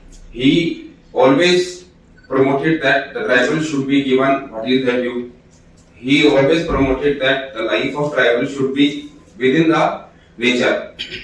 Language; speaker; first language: English; non-native, local second language; Hindi